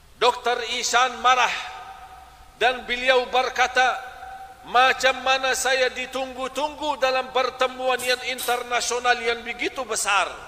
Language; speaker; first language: Malay; non-native, fluent; Arabic